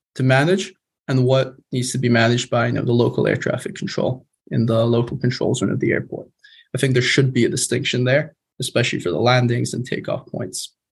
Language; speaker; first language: English; non-native, fluent; Polish